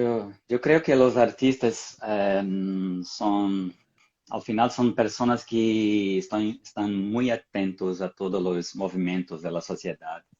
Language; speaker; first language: Spanish; non-native, fluent; Portuguese